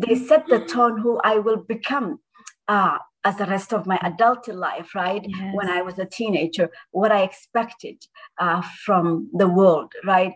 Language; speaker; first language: English; non-native, fluent; Somali